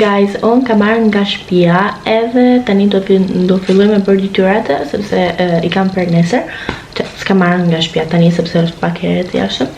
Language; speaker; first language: Albanian; early bilingual, heritage; Albanian